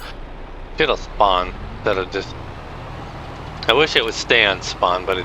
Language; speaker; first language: English; native; English